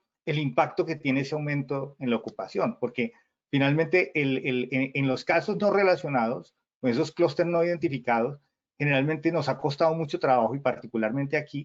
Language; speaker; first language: Spanish; native; Spanish